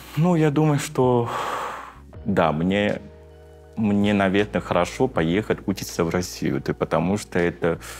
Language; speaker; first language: Russian; non-native, fluent; Vietnamese